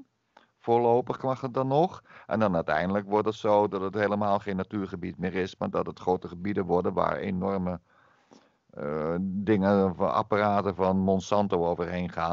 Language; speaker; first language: Dutch; native; Dutch